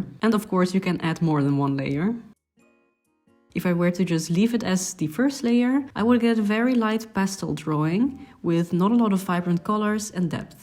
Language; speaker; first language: English; non-native, fluent; Dutch